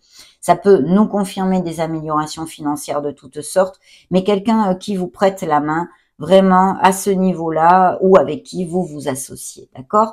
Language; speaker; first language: French; native; French